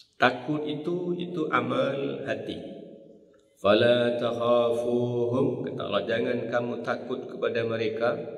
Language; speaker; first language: Malay; non-native, local second language; Minangkabau